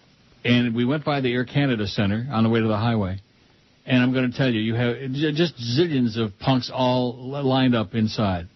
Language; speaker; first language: English; native; English